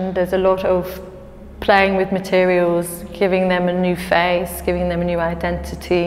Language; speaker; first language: English; native; English